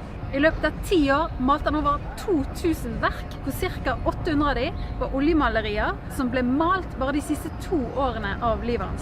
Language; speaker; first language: Norwegian; native; Norwegian